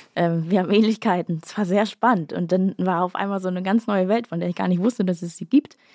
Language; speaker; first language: German; native; German